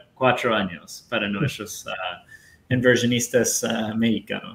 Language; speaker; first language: Spanish; non-native, fluent; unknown